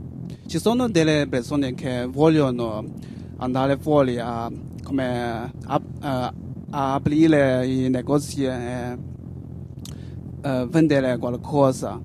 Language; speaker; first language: Italian; non-native, learner; Chinese